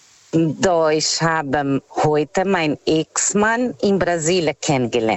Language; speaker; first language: German; non-native, fluent; Portuguese